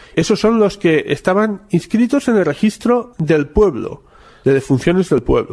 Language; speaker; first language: Spanish; native; Spanish